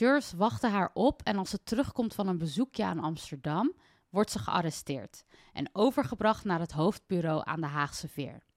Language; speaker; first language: Dutch; native; Dutch